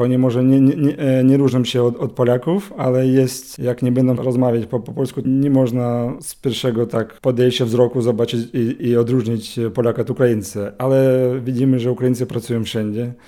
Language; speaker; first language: Polish; non-native, learner; Ukrainian